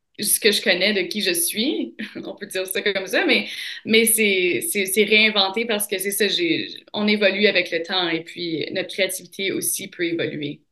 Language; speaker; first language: French; native; French